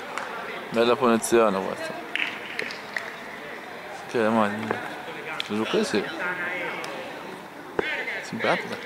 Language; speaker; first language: Italian; native; Italian